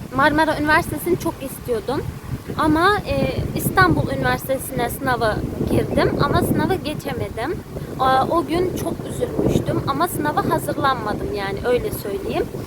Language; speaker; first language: Turkish; early bilingual, heritage; Uzbek